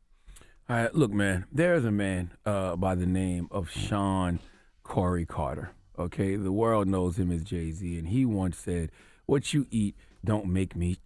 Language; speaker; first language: English; native; English